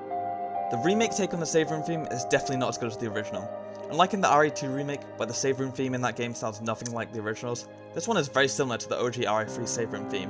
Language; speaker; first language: English; native; English